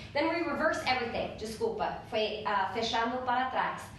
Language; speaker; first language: Portuguese; non-native, fluent; English